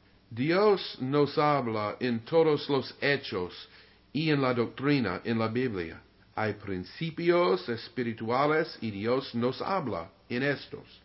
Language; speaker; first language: Spanish; non-native, learner; English